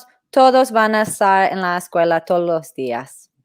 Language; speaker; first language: Spanish; non-native, fluent; English